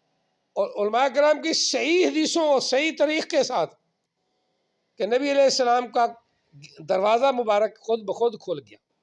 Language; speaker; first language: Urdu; non-native, local second language; Punjabi